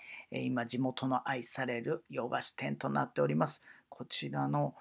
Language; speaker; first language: Japanese; native; Japanese